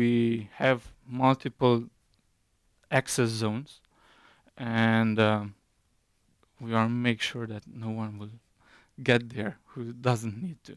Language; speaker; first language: English; non-native, fluent; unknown